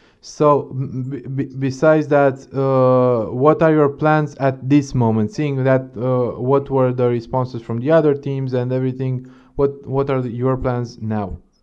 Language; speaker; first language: English; non-native, fluent; Romanian